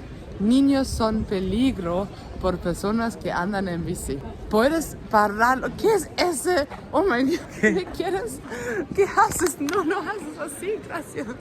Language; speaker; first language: Spanish; non-native, fluent; German